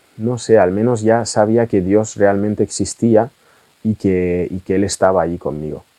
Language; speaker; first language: Spanish; early bilingual, other home language; Russian